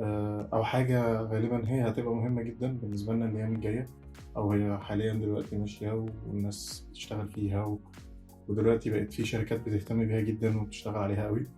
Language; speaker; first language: Arabic; native; Arabic